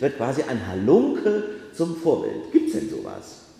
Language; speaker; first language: German; native; German